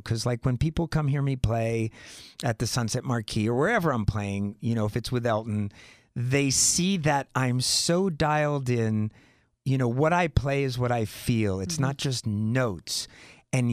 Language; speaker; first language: English; native; English